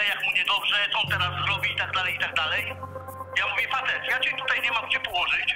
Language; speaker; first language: Polish; native; Polish